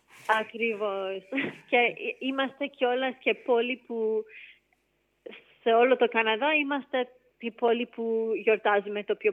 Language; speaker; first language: Greek; early bilingual, heritage; Greek